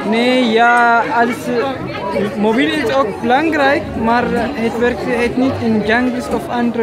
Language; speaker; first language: Dutch; non-native, learner; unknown